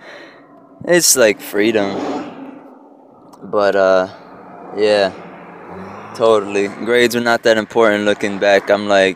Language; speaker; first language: English; early bilingual, other home language; Spanish